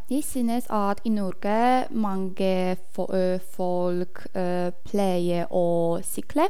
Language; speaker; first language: Norwegian; non-native, learner; Polish